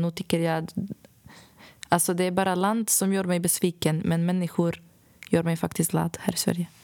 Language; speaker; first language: Swedish; non-native, fluent; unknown